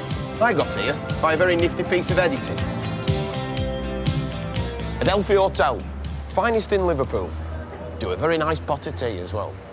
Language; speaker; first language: English; native; English